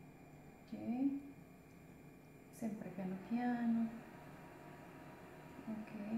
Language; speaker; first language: Italian; non-native, learner; Indonesian